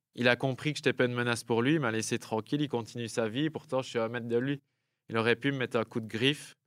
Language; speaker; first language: French; native; French